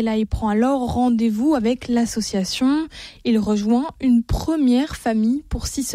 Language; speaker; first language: French; native; French